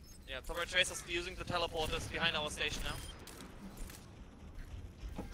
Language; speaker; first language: English; non-native, fluent; German